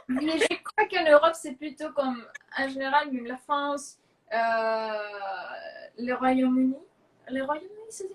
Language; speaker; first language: French; non-native, fluent; Spanish